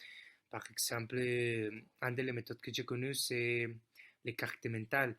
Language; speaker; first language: French; non-native, fluent; Spanish